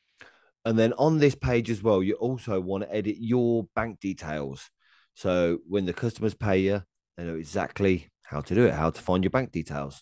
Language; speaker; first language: English; native; English